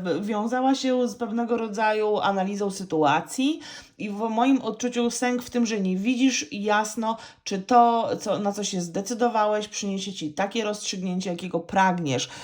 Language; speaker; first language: Polish; native; Polish